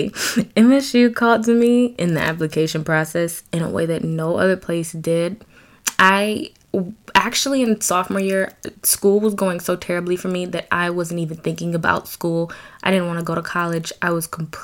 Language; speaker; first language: English; native; English